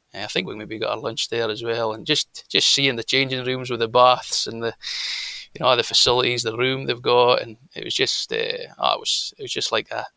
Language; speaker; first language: English; native; English